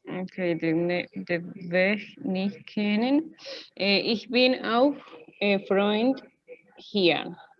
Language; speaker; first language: German; non-native, learner; Spanish